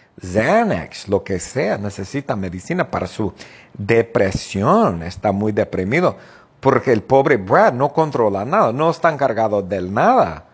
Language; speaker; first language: Spanish; non-native, fluent; English